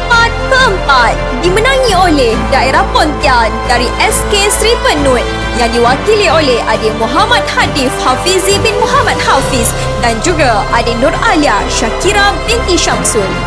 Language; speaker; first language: Malay; native; Malay